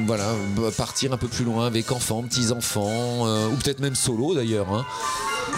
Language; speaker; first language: French; native; French